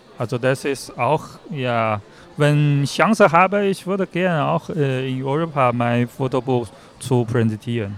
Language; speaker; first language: German; non-native, learner; Chinese